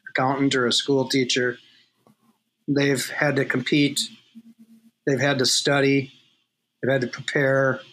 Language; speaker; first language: English; native; English